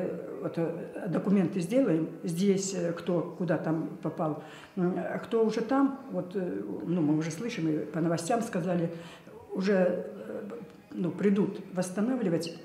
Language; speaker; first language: Russian; native; Russian